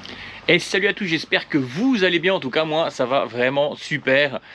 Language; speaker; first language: French; native; French